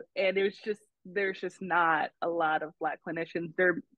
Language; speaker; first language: English; native; English